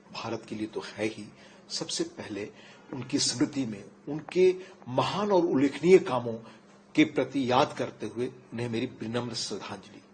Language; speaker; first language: Hindi; native; Hindi